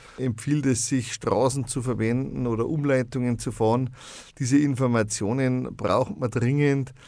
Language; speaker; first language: German; native; German